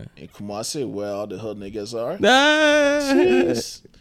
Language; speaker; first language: English; non-native, local second language; Akan